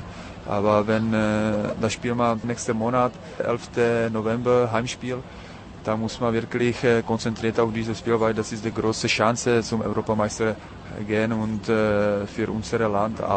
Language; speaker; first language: German; non-native, learner; Czech